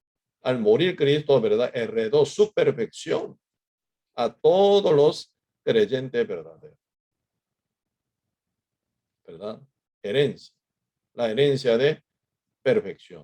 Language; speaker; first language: Spanish; non-native, fluent; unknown